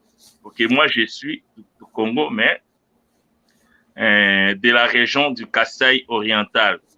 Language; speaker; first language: French; non-native, local second language; Luba-Lulua